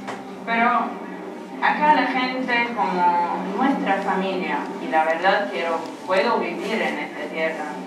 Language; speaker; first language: Spanish; non-native, learner; Arabic